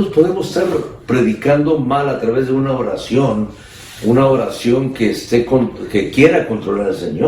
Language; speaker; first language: Spanish; native; Spanish